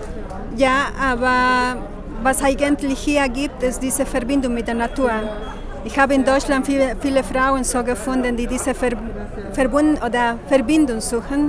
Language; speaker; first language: German; non-native, fluent; Spanish